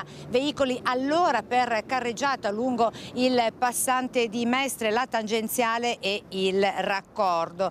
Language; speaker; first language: Italian; native; Italian